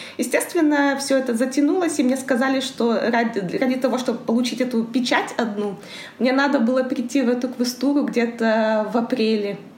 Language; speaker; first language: Russian; native; Russian